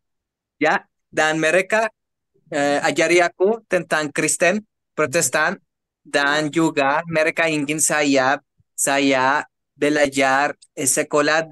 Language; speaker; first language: Indonesian; non-native, learner; Spanish